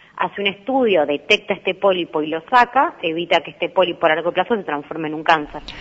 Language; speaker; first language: Spanish; native; Spanish